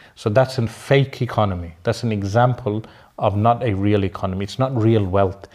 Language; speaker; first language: English; native; English